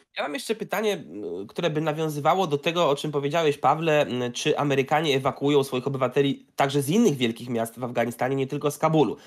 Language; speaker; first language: Polish; native; Polish